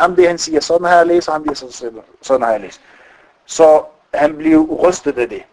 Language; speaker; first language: Danish; non-native, fluent; Arabic